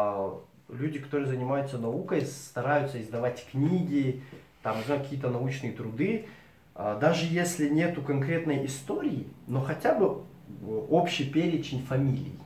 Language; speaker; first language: Russian; native; Russian